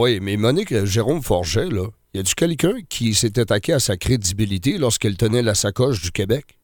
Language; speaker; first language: French; native; French